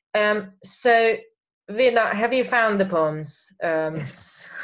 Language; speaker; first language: English; non-native, fluent; Hungarian